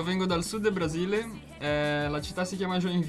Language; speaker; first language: Italian; non-native, fluent; Portuguese